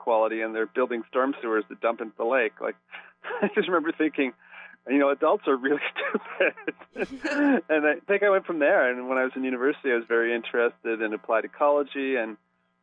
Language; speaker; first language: English; native; English